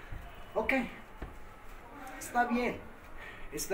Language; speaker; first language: Spanish; non-native, fluent; English